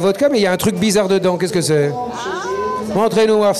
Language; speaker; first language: French; native; French